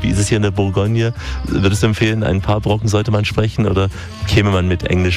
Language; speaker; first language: German; native; German